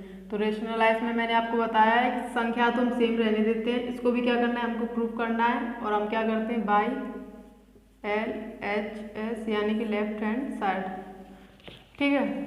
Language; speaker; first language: Hindi; native; Hindi